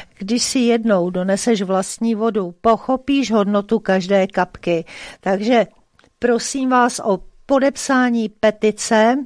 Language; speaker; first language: Czech; native; Czech